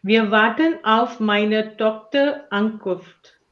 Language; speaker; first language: German; non-native, learner; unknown